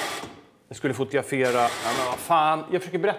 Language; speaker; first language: Swedish; native; Swedish